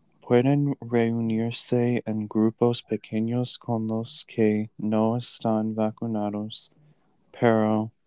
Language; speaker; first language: Spanish; non-native, learner; English